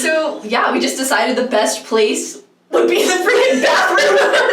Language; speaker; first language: English; native; English